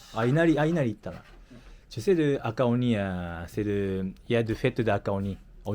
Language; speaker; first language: French; non-native, learner; Japanese